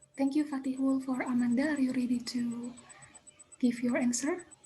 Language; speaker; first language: English; non-native, learner; Indonesian